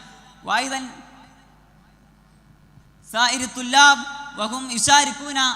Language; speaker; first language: Arabic; non-native, learner; Malayalam